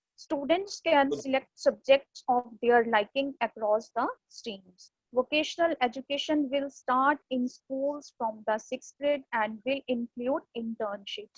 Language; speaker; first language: English; non-native, local second language; Punjabi